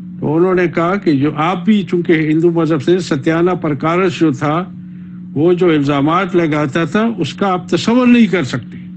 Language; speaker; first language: Urdu; native; Urdu